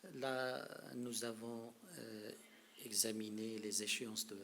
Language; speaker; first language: French; non-native, local second language; Arabic